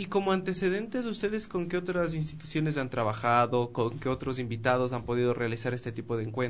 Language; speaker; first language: Spanish; native; Spanish